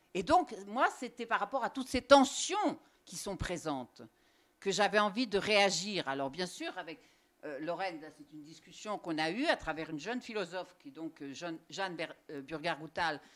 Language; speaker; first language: French; native; French